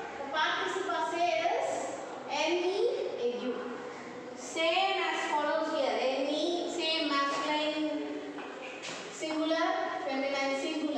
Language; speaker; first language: English; non-native, local second language; Tamil